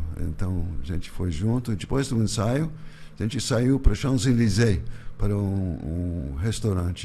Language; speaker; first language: Portuguese; non-native, fluent; English